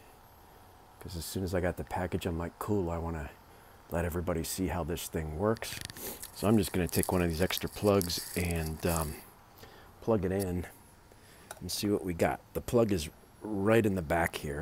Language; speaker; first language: English; native; English